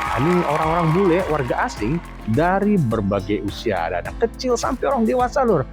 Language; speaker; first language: Indonesian; native; Indonesian